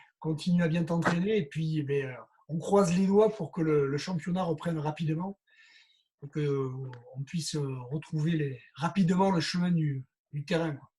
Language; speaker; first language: French; native; French